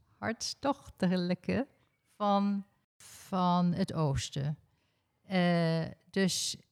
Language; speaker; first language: Dutch; early bilingual, heritage; Dutch